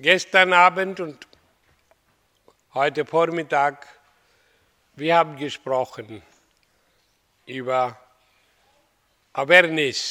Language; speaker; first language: German; non-native, fluent; Hindi